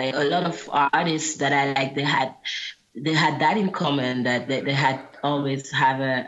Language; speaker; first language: English; non-native, fluent; Guadeloupean Creole French